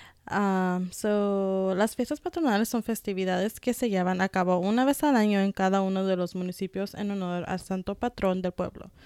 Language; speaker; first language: Spanish; early bilingual, heritage; Spanish